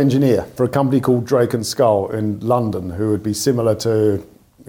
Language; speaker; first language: English; native; English